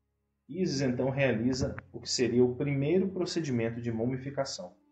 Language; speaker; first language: Portuguese; native; Portuguese